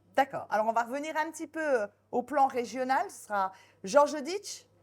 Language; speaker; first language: French; native; French